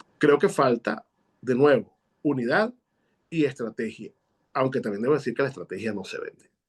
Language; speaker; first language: Spanish; native; Spanish